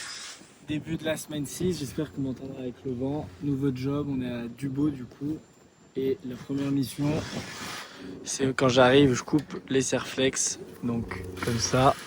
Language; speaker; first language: French; native; French